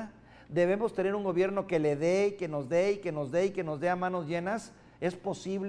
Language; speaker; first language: Spanish; native; Spanish